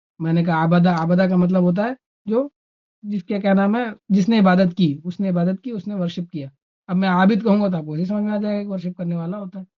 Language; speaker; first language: Urdu; native; Urdu